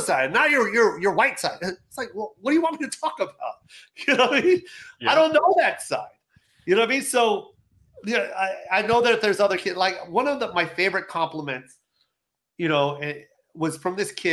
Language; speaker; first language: English; native; English